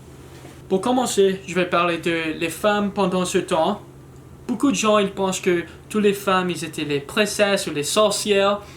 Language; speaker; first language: French; non-native, learner; English